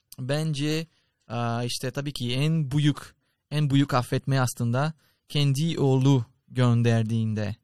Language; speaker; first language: Turkish; non-native, fluent; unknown